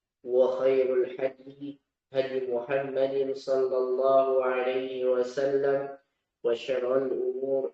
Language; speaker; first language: Arabic; non-native, fluent; Indonesian